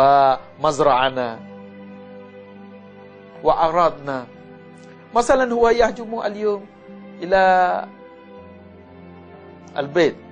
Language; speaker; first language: Arabic; non-native, learner; Malay